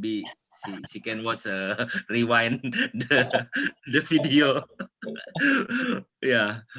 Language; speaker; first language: English; non-native, local second language; Indonesian